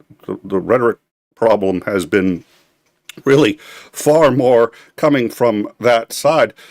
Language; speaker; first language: English; native; English